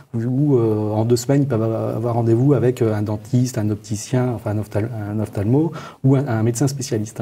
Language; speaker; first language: French; native; French